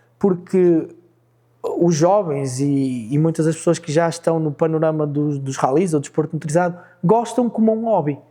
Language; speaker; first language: Portuguese; native; Portuguese